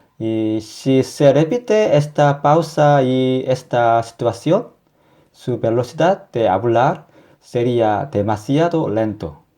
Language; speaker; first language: Spanish; non-native, fluent; Korean